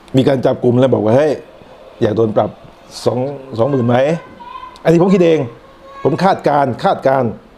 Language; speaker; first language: Thai; non-native, local second language; Northern Khmer